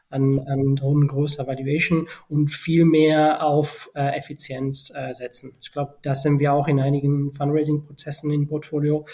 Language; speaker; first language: German; non-native, fluent; Spanish